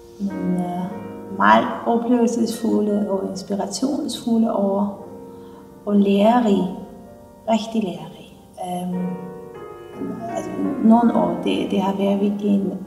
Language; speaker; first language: Danish; non-native, learner; Armenian